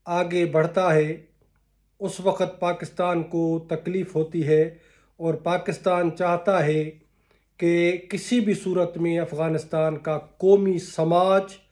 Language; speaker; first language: Urdu; non-native, local second language; Sindhi